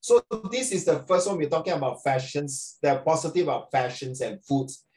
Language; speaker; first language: English; non-native, local second language; Chinese